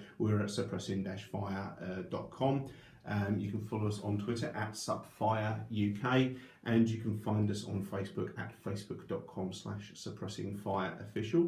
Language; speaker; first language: English; native; English